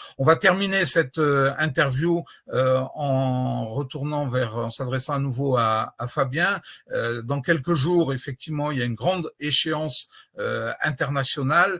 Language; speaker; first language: French; native; French